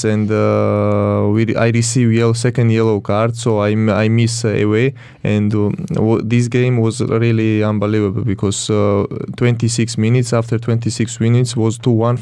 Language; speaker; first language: English; non-native, learner; Georgian